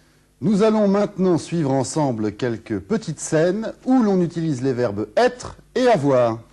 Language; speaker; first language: French; native; French